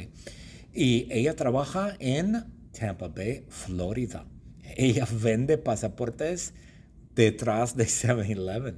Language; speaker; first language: Spanish; non-native, fluent; English